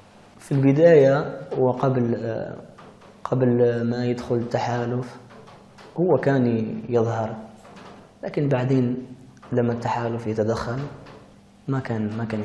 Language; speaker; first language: Arabic; early bilingual, heritage; Arabic